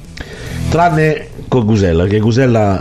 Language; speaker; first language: Italian; native; Italian